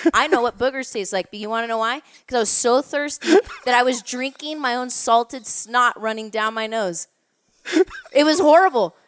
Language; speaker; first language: English; native; English